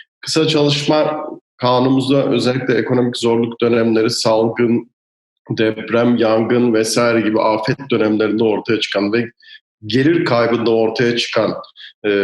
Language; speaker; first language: Turkish; native; Turkish